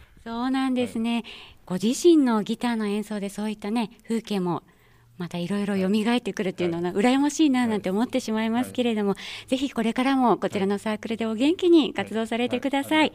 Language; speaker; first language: Japanese; native; Japanese